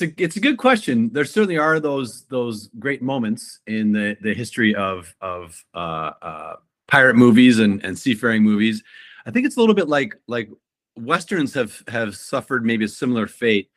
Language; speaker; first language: English; native; English